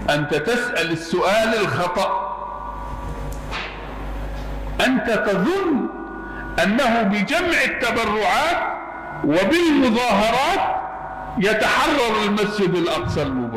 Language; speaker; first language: Arabic; non-native, fluent; Indonesian